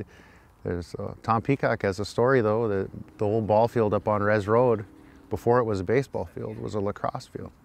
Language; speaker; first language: English; native; English